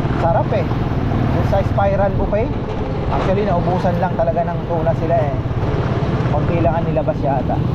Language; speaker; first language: Filipino; native; Filipino